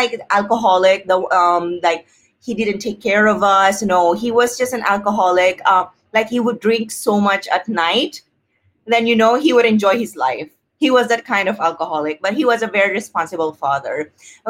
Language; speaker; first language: English; non-native, local second language; Filipino